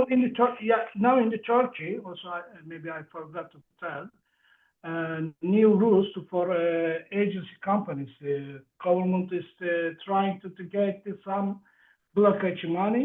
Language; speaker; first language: English; non-native, learner; Turkish